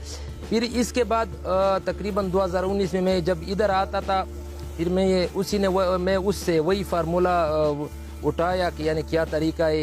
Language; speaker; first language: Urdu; non-native, local second language; Pashto